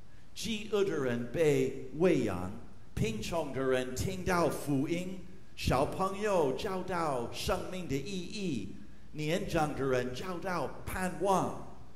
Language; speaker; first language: Chinese; non-native, fluent; English